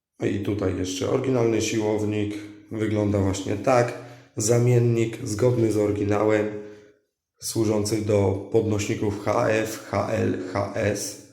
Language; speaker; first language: Polish; native; Polish